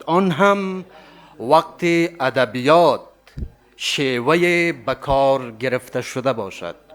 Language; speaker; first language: Persian; native; Persian